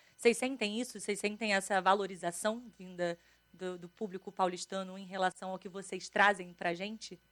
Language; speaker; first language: Portuguese; native; Portuguese